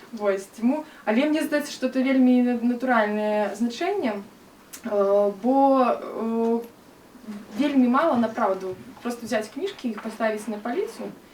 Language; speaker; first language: Belarusian; non-native, local second language; Russian